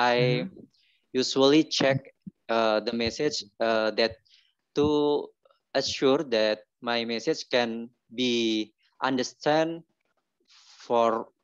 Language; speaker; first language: English; non-native, learner; Indonesian